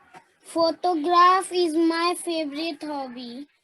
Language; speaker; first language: English; non-native, learner; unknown